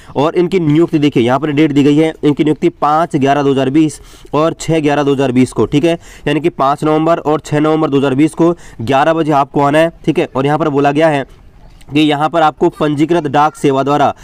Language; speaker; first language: Hindi; native; Hindi